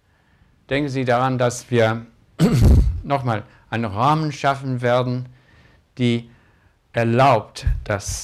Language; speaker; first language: German; non-native, fluent; English